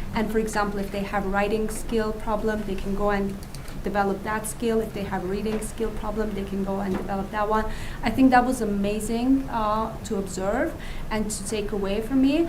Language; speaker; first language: English; non-native, fluent; Azerbaijani